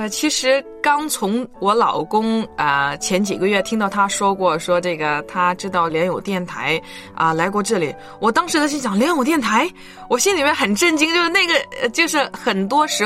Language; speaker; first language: Chinese; native; Chinese